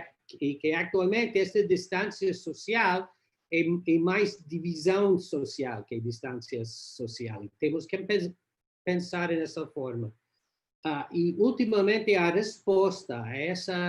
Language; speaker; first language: Portuguese; non-native, learner; English